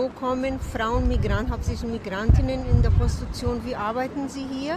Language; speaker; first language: German; non-native, fluent; Portuguese